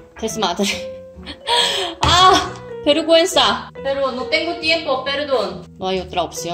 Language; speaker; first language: Spanish; non-native, fluent; Korean